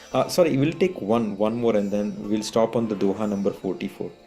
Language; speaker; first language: English; non-native, local second language; Hindi